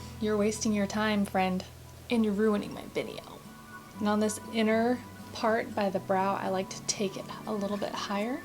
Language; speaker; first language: English; native; English